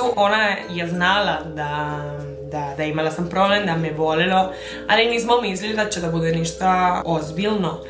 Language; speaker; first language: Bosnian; early bilingual, heritage; Spanish